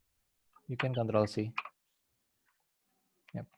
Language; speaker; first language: English; non-native, fluent; Indonesian